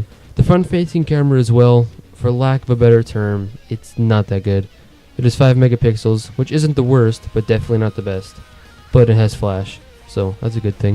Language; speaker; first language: English; native; English